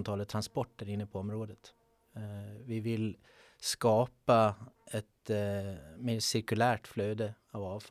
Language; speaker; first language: Swedish; native; Swedish